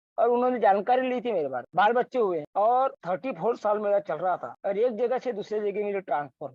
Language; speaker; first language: Hindi; non-native, local second language; Marathi